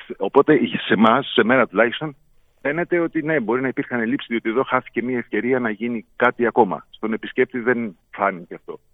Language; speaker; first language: Greek; native; Greek